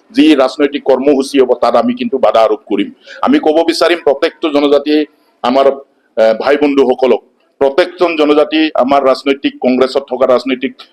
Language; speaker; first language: Assamese; non-native, local second language; Mising